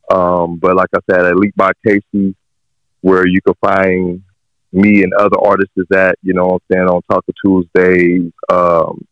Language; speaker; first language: English; native; English